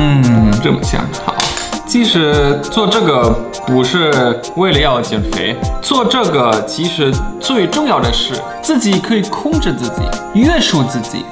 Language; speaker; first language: Chinese; non-native, fluent; German